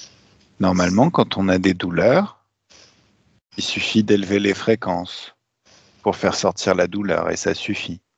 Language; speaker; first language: French; native; French